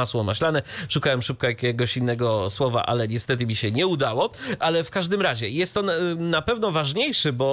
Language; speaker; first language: Polish; native; Polish